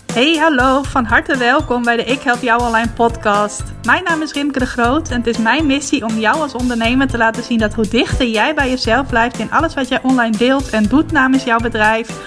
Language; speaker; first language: Dutch; native; Dutch